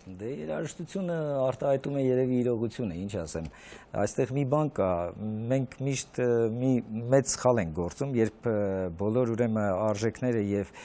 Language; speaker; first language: Armenian; native; Armenian